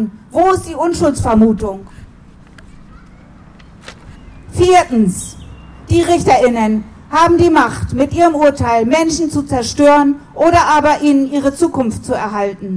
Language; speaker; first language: German; native; German